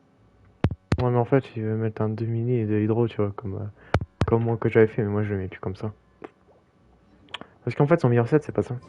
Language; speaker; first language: French; native; French